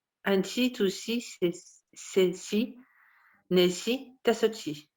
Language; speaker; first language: Korean; non-native, learner; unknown